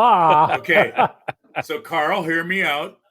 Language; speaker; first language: English; native; English